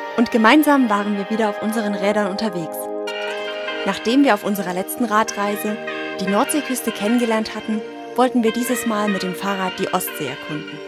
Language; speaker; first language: German; native; German